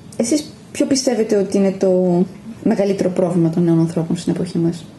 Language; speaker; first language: Greek; native; Greek